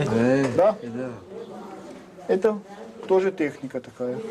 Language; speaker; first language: Russian; non-native, learner; French